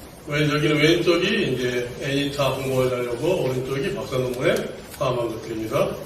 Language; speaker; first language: Korean; native; Korean